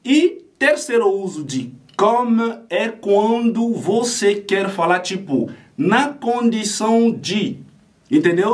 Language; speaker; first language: Portuguese; non-native, fluent; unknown